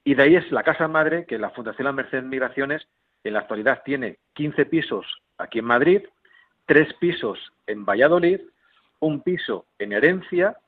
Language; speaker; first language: Spanish; native; Spanish